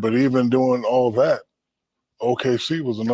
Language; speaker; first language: English; native; English